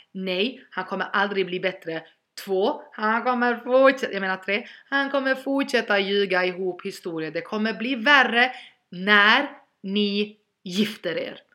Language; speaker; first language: Swedish; early bilingual, other home language; Albanian